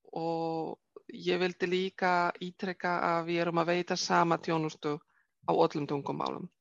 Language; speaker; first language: Icelandic; non-native, fluent; Polish